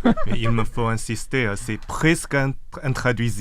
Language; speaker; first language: French; non-native, fluent; Chinese